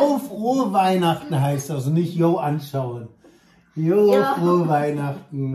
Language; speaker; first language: German; native; German